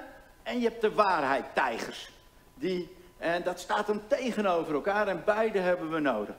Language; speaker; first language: Dutch; native; Dutch